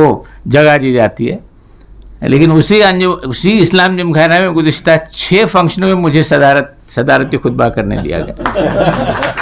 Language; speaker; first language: Hindi; native; Hindi